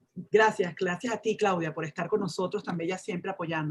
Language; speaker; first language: Spanish; native; Spanish